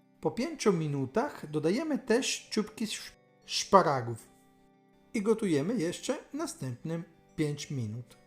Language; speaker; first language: Polish; non-native, learner; Italian